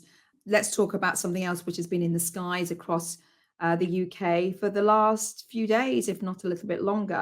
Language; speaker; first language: English; native; English